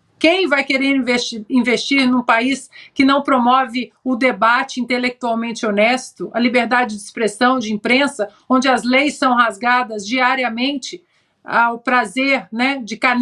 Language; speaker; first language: Portuguese; native; Portuguese